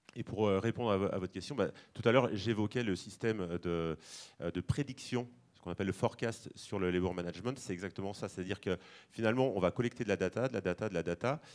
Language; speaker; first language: French; native; French